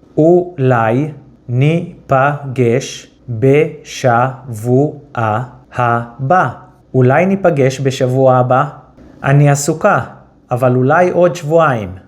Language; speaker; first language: Hebrew; native; Hebrew